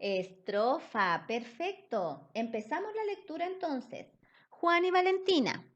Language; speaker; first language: Spanish; native; Spanish